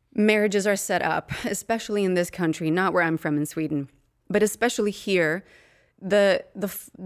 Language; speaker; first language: English; non-native, fluent; Swedish